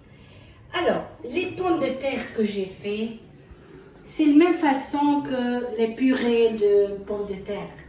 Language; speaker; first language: French; non-native, fluent; Arabic